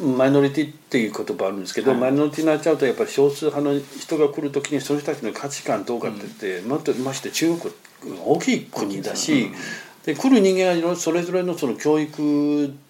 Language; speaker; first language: Japanese; non-native, fluent; Chinese